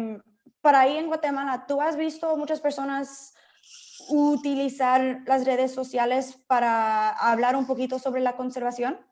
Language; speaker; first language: Spanish; early bilingual, heritage; Spanish